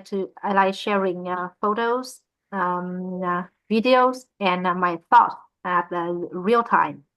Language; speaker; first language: English; non-native, learner; Vietnamese